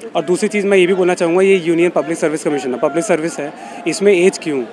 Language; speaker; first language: Hindi; native; Hindi